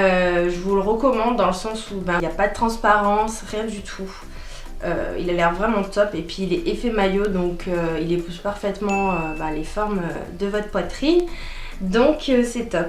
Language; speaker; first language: French; native; French